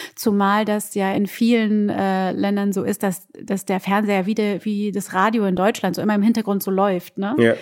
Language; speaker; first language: German; early bilingual, other home language; Portuguese